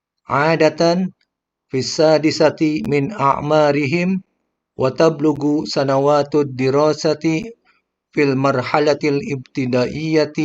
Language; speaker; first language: Arabic; non-native, fluent; Indonesian